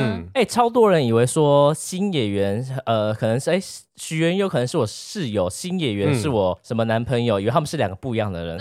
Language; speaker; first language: Chinese; native; Chinese